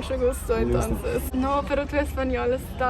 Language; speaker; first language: Spanish; non-native, fluent; German